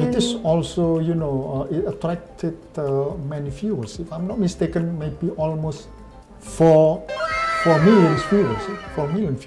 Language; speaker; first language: English; non-native, fluent; Indonesian